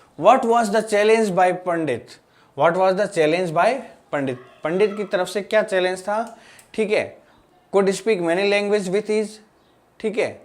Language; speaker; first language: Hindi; non-native, local second language; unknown